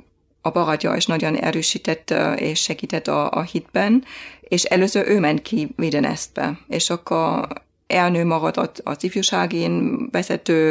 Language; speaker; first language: Hungarian; non-native, fluent; German